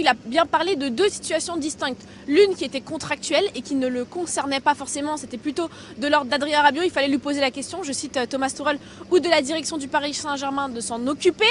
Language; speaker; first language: French; native; French